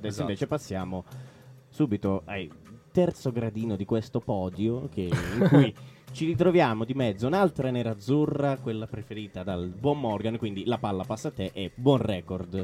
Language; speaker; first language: Italian; native; Italian